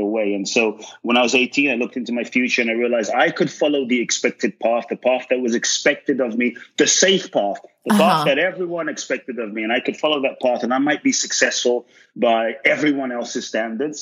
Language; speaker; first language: English; native; English